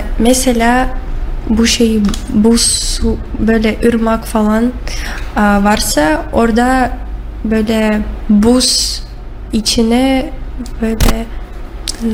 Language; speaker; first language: Turkish; non-native, learner; Russian